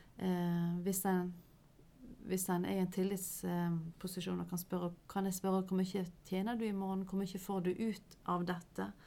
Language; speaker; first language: Norwegian; native; Norwegian